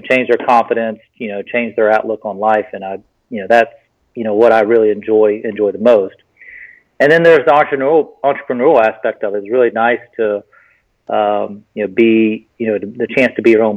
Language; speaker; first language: English; native; English